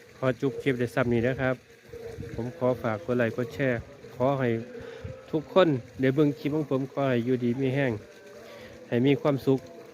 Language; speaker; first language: Thai; native; Thai